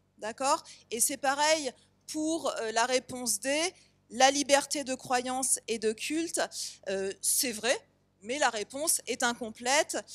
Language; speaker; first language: French; native; French